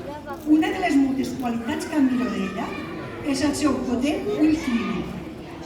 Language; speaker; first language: Catalan; native; Catalan